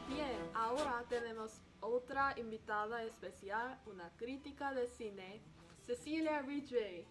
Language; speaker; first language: Spanish; non-native, learner; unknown